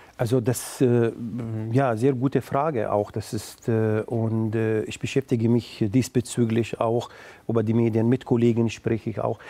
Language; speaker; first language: German; non-native, fluent; Arabic